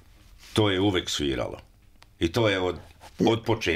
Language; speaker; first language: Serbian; early bilingual, heritage; English